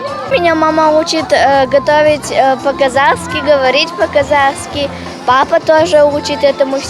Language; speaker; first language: Russian; early bilingual, other home language; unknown